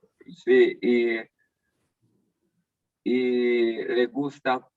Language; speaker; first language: Spanish; non-native, learner; English